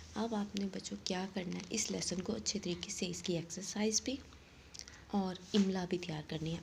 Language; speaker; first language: Hindi; non-native, local second language; Saraiki